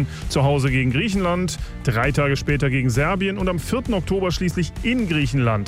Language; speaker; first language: German; native; German